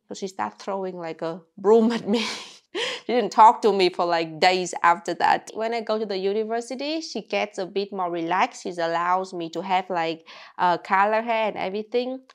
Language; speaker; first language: English; non-native, fluent; Vietnamese